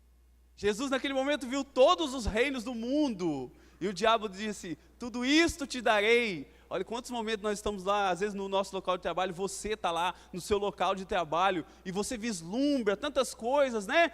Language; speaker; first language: Portuguese; native; Portuguese